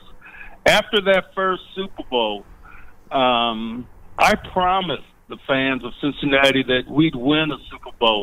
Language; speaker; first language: English; native; English